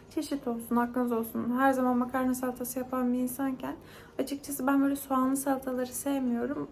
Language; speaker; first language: Turkish; native; Turkish